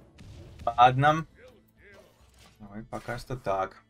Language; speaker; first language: Russian; native; Russian